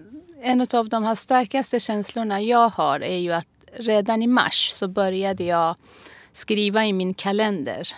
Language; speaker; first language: Swedish; non-native, fluent; Persian